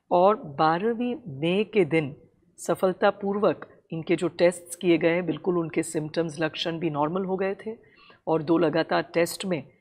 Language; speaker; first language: Hindi; non-native, local second language; Tamil